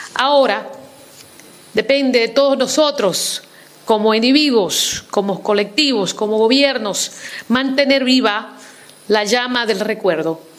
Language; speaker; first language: Spanish; early bilingual, heritage; Spanish